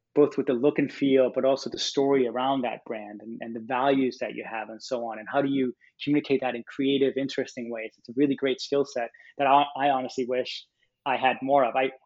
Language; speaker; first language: English; non-native, fluent; Danish